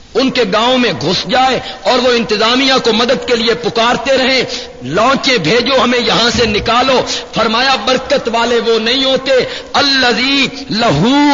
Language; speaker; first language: Urdu; non-native, local second language; Punjabi